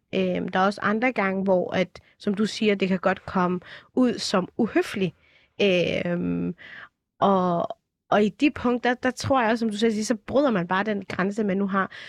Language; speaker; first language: Danish; early bilingual, other home language; Somali